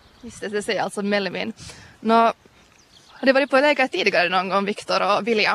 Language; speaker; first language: Swedish; native; Swedish